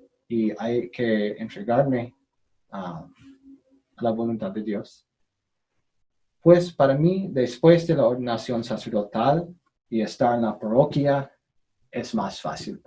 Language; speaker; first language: Spanish; non-native, learner; English